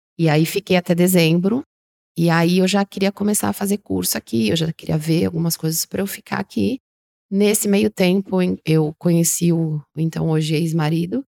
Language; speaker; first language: Portuguese; native; Portuguese